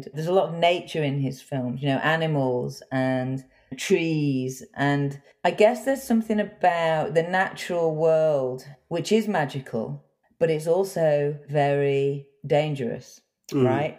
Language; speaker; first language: English; native; English